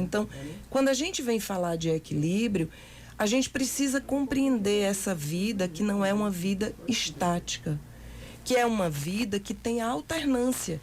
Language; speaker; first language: Portuguese; native; Portuguese